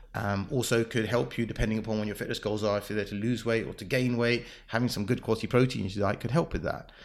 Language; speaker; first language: English; native; English